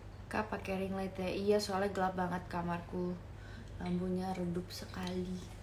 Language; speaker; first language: Indonesian; early bilingual, heritage; Indonesian